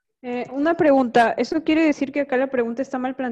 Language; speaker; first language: Spanish; native; Spanish